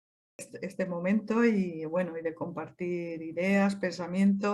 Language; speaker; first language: Spanish; native; Spanish